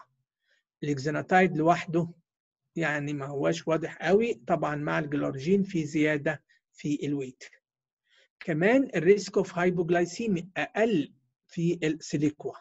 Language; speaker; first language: Arabic; native; Arabic